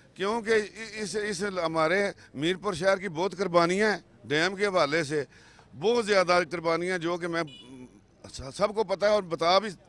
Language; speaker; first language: Urdu; non-native, local second language; Pahari-Potwari